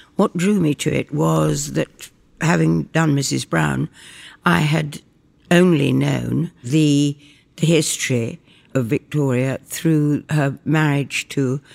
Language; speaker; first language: English; native; English